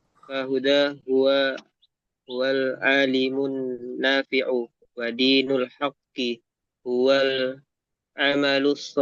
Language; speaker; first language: Arabic; non-native, learner; Indonesian